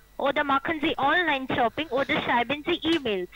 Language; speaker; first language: German; non-native, learner; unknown